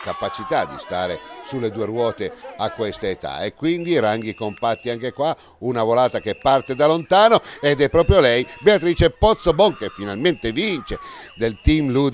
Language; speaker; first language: Italian; native; Italian